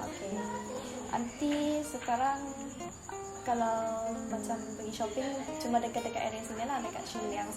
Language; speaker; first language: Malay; non-native, local second language; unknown